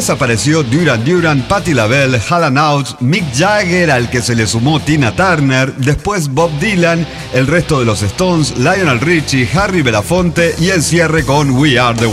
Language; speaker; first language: Spanish; native; Spanish